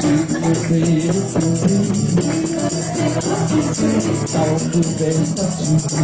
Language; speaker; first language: French; native; French